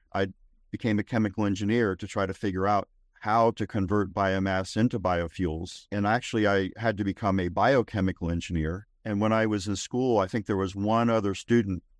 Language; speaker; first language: English; native; English